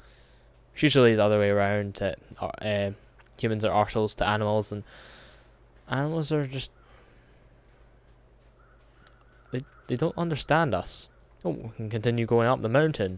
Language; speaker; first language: English; native; English